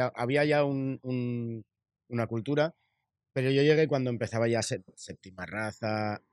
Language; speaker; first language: Spanish; native; Spanish